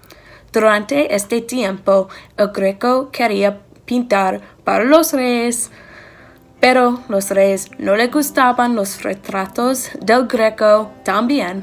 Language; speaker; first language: Spanish; non-native, learner; English